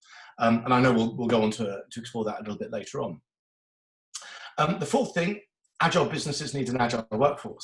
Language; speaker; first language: English; native; English